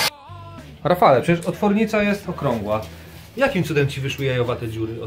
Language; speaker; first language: Polish; native; Polish